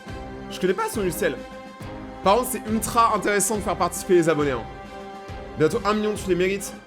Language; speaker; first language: French; native; French